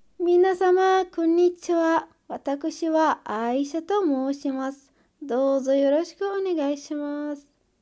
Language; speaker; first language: Japanese; non-native, learner; Arabic